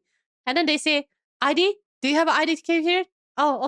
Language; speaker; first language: English; non-native, fluent; Japanese